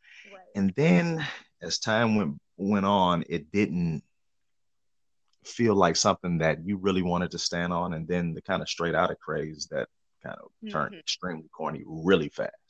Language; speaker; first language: English; native; English